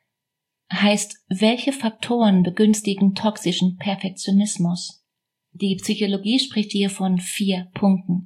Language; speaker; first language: German; native; German